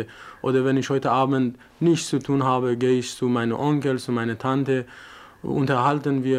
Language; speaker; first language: German; non-native, learner; Persian